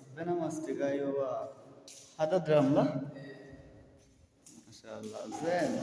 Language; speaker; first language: Arabic; non-native, learner; Bangla